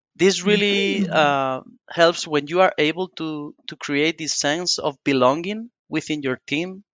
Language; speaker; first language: English; non-native, fluent; Spanish